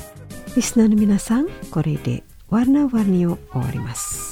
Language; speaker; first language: Japanese; non-native, fluent; Indonesian